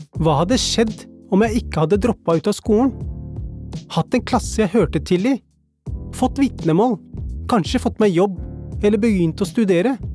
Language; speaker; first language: Norwegian; early bilingual, other home language; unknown